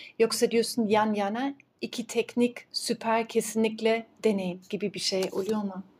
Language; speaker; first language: Turkish; early bilingual, heritage; Turkish